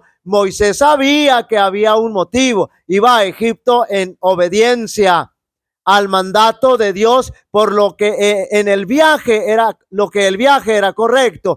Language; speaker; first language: Spanish; native; Spanish